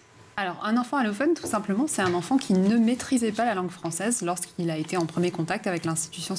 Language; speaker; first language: French; native; French